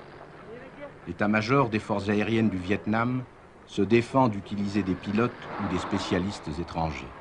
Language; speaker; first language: French; native; French